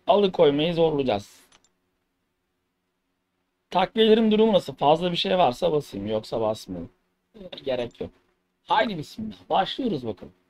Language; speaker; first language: Turkish; native; Turkish